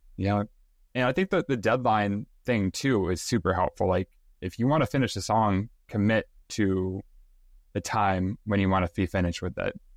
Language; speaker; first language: English; native; English